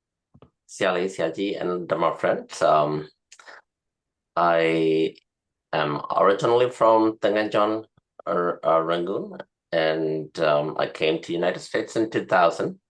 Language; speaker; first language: English; non-native, fluent; Burmese